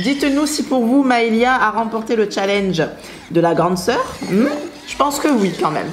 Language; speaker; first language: French; native; French